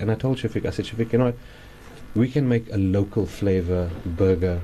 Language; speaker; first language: English; native; English